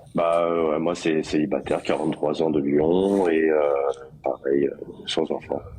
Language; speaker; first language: French; native; French